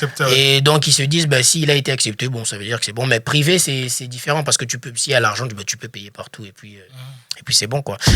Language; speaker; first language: French; native; French